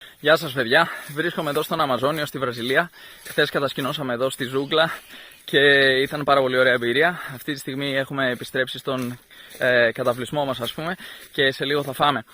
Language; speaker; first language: Greek; native; Greek